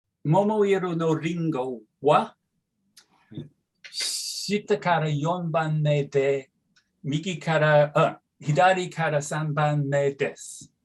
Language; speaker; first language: Japanese; non-native, learner; English